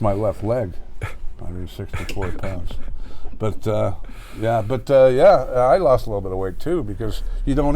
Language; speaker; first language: English; native; English